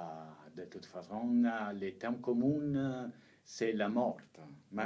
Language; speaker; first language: French; non-native, learner; Italian